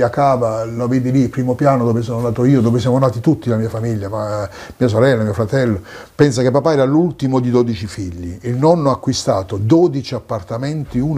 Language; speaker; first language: Italian; native; Italian